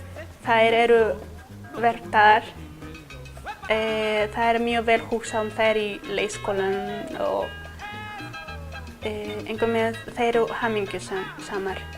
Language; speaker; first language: Icelandic; non-native, fluent; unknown